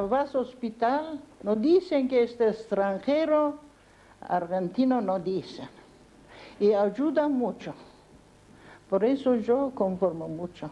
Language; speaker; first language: Spanish; non-native, learner; Armenian